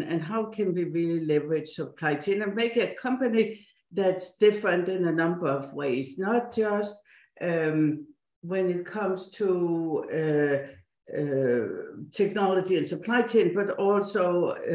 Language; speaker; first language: English; non-native, fluent; Danish